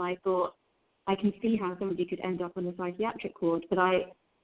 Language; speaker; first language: English; native; English